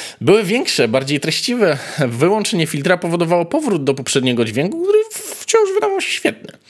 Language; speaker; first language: Polish; native; Polish